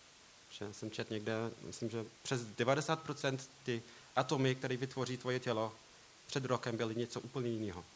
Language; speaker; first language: Czech; non-native, learner; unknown